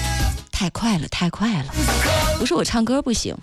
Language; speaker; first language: Chinese; native; Chinese